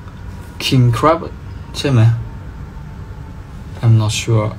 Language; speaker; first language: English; non-native, learner; Thai